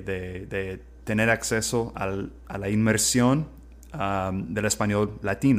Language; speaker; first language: Spanish; non-native, fluent; English